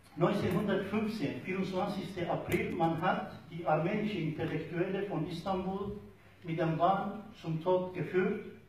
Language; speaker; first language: German; non-native, fluent; Turoyo